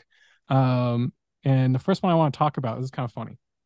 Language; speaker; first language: English; native; English